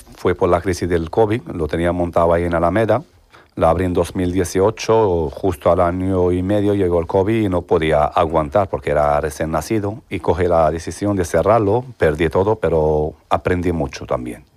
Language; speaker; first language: Spanish; non-native, fluent; Arabic